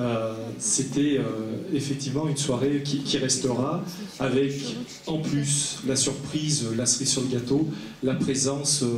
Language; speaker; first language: French; native; French